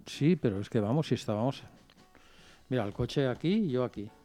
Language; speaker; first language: Spanish; non-native, local second language; Catalan